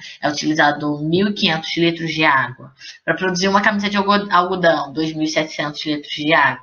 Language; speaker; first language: Portuguese; native; Portuguese